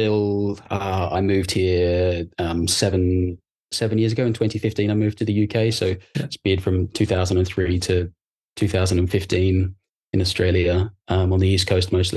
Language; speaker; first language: English; native; English